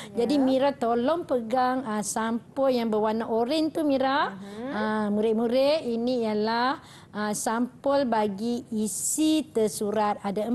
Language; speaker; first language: Malay; native; Malay